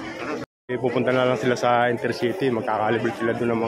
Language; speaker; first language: Filipino; non-native, local second language; Cebuano